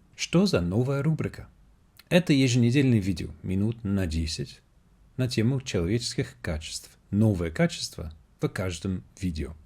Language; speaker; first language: Russian; non-native, fluent; English